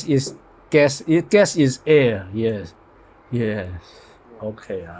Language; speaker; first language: English; non-native, learner; Cantonese